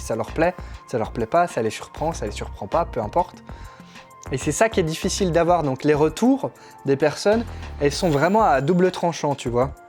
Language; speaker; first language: French; native; French